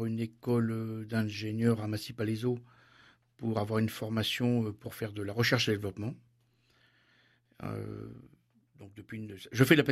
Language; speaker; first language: French; native; French